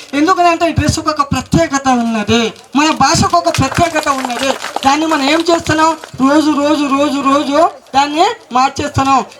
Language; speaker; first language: Telugu; non-native, local second language; Lambadi